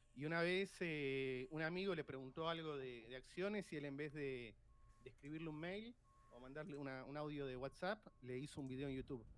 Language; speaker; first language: Spanish; native; Spanish